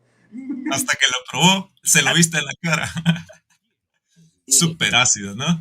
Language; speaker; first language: Spanish; native; Spanish